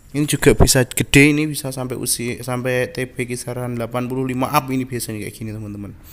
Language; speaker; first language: Indonesian; native; Indonesian